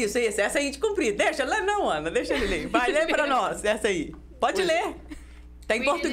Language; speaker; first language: Portuguese; native; Portuguese